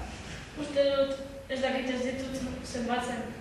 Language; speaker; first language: Basque; non-native, local second language; Spanish